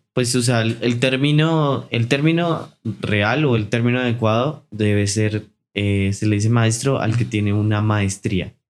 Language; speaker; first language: Spanish; native; Spanish